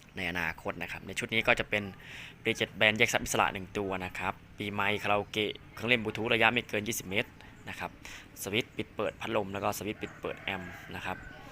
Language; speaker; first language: Thai; non-native, local second language; Northeastern Thai